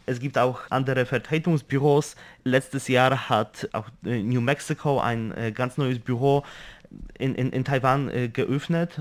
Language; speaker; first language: German; non-native, fluent; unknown